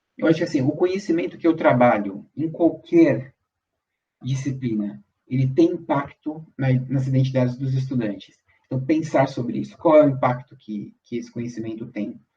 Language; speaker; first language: Portuguese; native; Portuguese